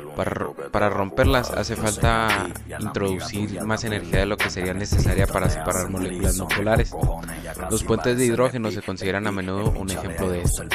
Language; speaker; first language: Spanish; native; Spanish